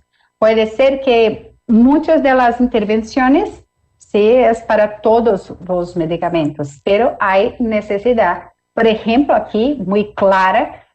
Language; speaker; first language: Spanish; non-native, fluent; Portuguese